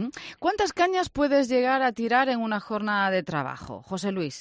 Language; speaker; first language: Spanish; native; Spanish